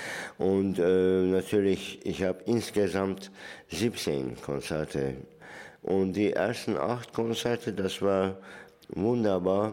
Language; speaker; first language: German; non-native, fluent; Turkish